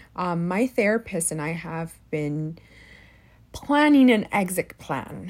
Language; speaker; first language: English; early bilingual, other home language; Spanish